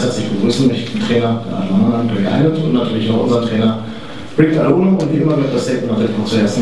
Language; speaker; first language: German; native; German